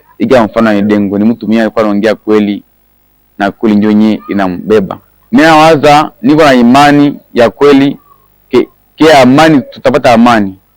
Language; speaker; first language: Swahili; native; Swahili